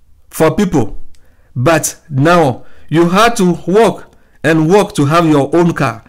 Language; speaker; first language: English; non-native, fluent; Ewe